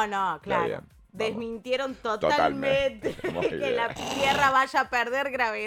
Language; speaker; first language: Spanish; native; Spanish